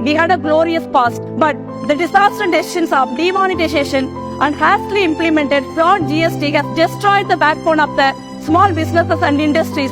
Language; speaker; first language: English; non-native, local second language; Tamil